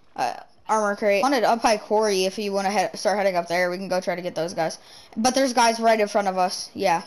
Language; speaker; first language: English; native; English